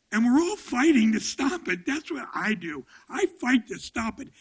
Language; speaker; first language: English; native; English